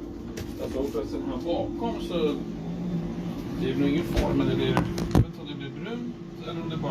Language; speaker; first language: Swedish; native; Swedish